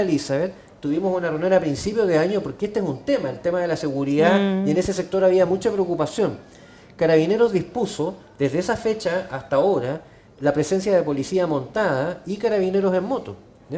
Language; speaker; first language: Spanish; native; Spanish